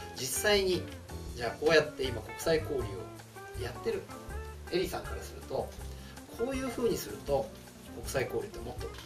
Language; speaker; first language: Japanese; native; Japanese